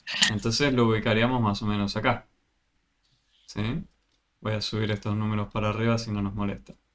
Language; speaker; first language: Spanish; native; Spanish